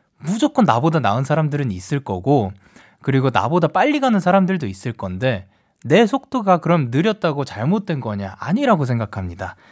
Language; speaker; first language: Korean; native; Korean